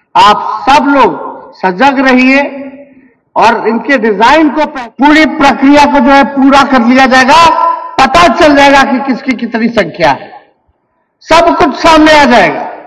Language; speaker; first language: Hindi; native; Hindi